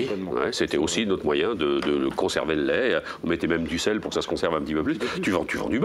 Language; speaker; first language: French; native; French